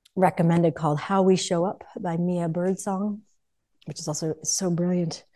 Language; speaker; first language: English; native; English